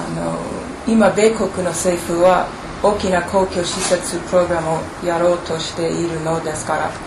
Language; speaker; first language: Japanese; non-native, fluent; English